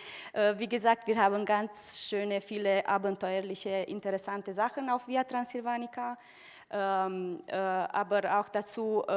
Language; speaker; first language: German; non-native, fluent; Romanian